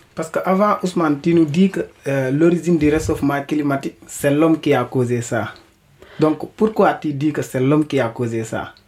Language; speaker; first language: French; non-native, local second language; Wolof